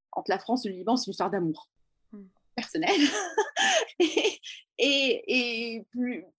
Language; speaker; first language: French; native; French